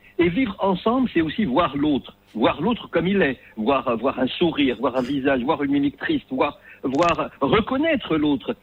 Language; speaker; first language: French; non-native, local second language; Arabic